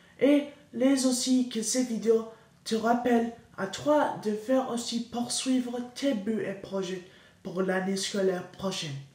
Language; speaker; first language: French; non-native, learner; English